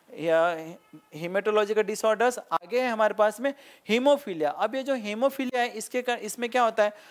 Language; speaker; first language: Hindi; non-native, local second language; Marathi